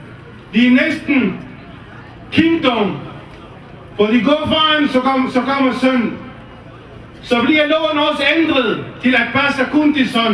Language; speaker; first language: Danish; non-native, fluent; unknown